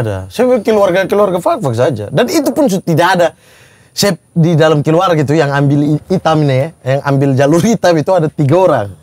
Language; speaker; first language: Indonesian; native; Indonesian